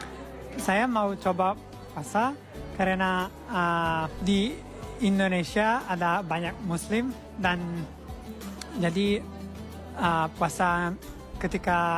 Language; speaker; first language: Indonesian; non-native, learner; Italian